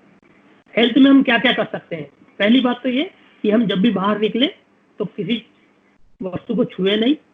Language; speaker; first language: Hindi; native; Hindi